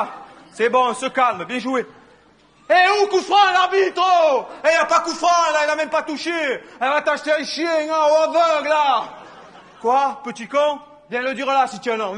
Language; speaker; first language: French; native; French